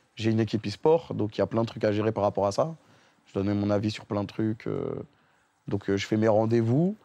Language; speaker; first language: French; native; French